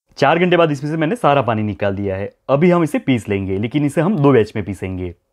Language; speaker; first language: Hindi; non-native, local second language; Gujarati